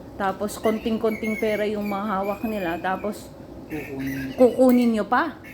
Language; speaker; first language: Filipino; native; Filipino